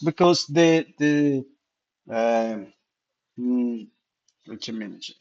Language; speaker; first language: English; non-native, learner; Portuguese